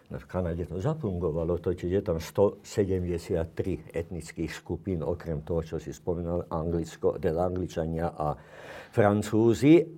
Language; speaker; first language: Slovak; non-native, local second language; Hungarian